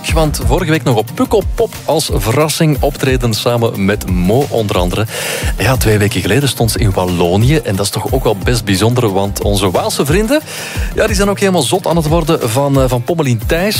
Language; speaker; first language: Dutch; native; Dutch